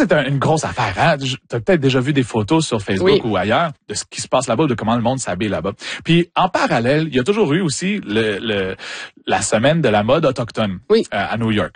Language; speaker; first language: French; native; French